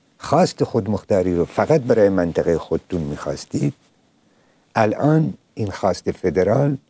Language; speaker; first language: Persian; non-native, local second language; Central Kurdish